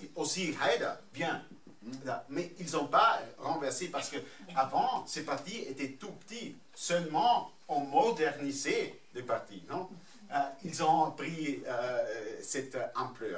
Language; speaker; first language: French; non-native, fluent; German